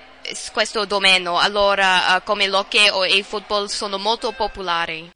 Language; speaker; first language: Italian; non-native, learner; English